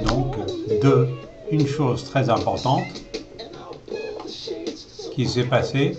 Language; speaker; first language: French; native; French